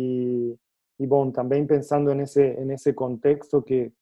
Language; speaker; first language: Spanish; native; Spanish